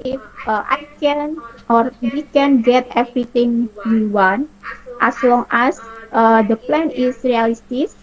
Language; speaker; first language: English; non-native, learner; Indonesian